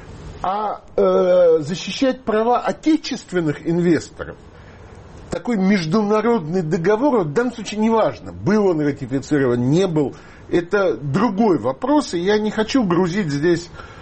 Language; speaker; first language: Russian; native; Russian